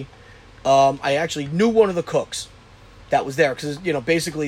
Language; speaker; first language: English; native; English